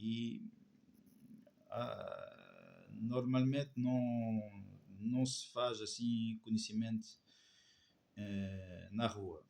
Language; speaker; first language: Portuguese; non-native, fluent; French